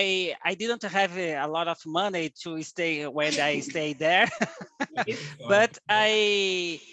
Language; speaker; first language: English; non-native, learner; Portuguese